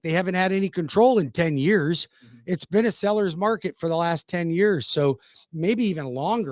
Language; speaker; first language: English; native; English